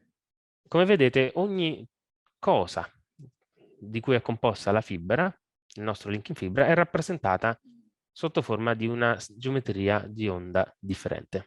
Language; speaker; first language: Italian; native; Italian